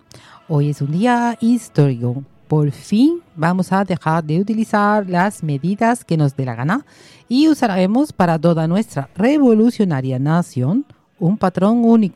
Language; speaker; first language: Spanish; native; Spanish